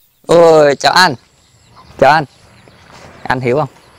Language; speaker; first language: Vietnamese; native; Vietnamese